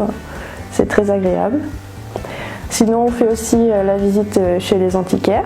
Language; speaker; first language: French; native; French